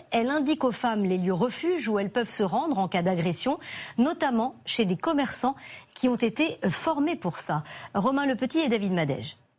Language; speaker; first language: French; native; French